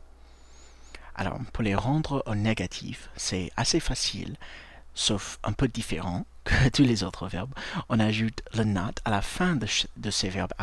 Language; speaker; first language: French; non-native, fluent; English